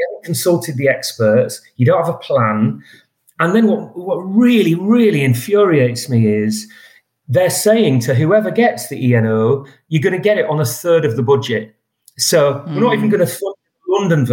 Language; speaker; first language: English; native; English